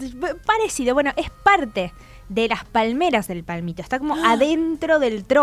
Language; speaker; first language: Spanish; native; Spanish